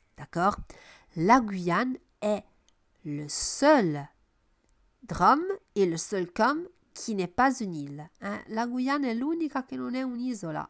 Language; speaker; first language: French; non-native, fluent; Italian